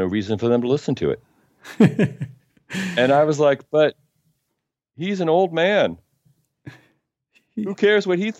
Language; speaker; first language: English; native; English